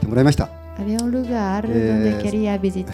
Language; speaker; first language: Spanish; non-native, fluent; Japanese